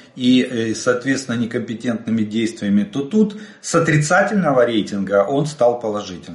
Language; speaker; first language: Russian; native; Russian